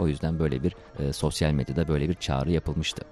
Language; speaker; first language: Turkish; native; Turkish